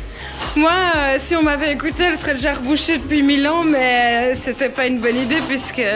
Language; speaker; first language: French; native; French